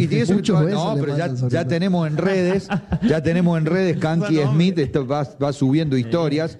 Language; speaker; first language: Spanish; native; Spanish